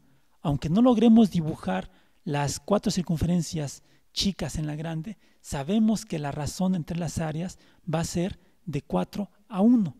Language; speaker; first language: Spanish; native; Spanish